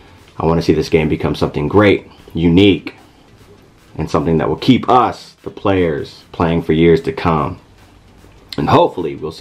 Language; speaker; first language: English; native; English